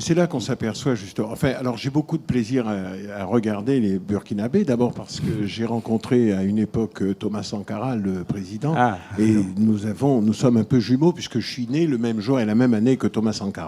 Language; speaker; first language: French; native; French